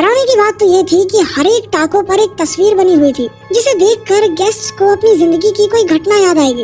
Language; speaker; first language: Hindi; native; Hindi